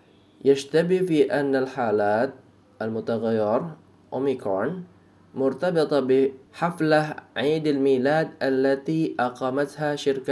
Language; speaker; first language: Arabic; non-native, fluent; Indonesian